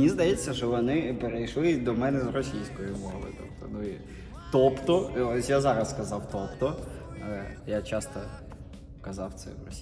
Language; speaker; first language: Ukrainian; non-native, local second language; Russian